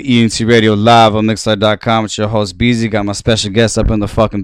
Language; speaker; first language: English; native; English